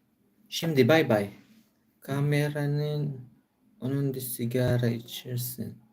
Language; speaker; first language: Turkish; non-native, learner; Filipino